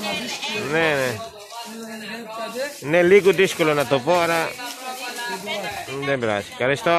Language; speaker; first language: Greek; non-native, learner; Filipino